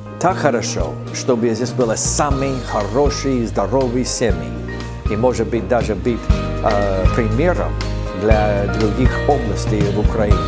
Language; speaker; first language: Russian; non-native, fluent; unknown